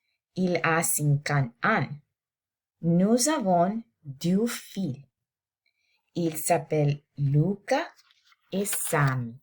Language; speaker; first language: French; non-native, learner; English